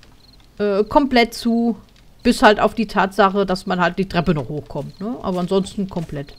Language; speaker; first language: German; native; German